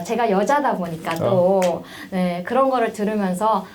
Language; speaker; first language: Korean; native; Korean